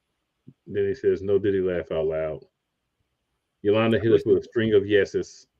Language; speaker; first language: English; native; English